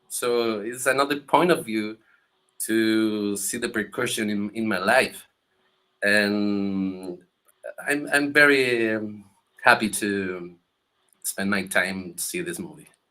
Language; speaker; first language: English; non-native, learner; Spanish